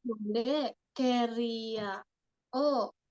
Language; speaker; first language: Japanese; non-native, learner; Indonesian